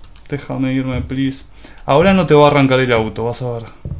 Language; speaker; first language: Spanish; native; Spanish